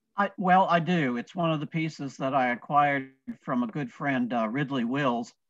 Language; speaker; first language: English; native; English